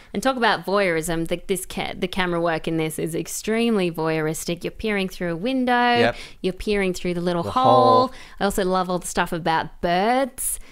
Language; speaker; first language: English; native; English